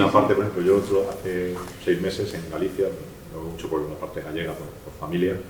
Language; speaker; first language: Spanish; native; Spanish